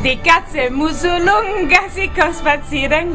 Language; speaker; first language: German; non-native, learner; English